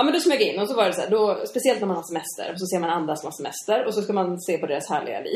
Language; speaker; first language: Swedish; native; Swedish